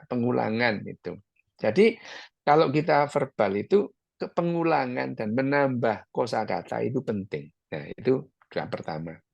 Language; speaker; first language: Indonesian; non-native, local second language; Arabic